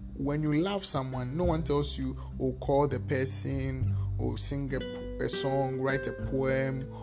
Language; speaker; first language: English; non-native, local second language; Akan